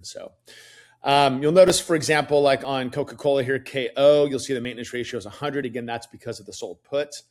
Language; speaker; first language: English; native; English